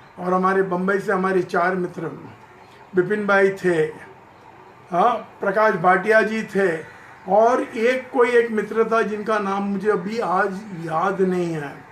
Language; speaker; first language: Hindi; non-native, local second language; Gujarati